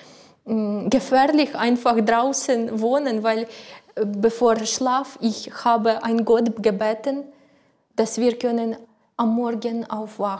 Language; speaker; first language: German; non-native, learner; Ukrainian